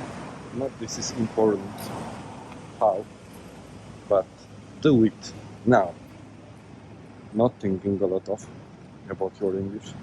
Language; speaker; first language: English; non-native, learner; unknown